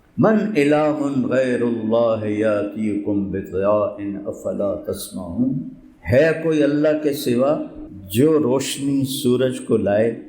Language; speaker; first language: Urdu; non-native, local second language; Punjabi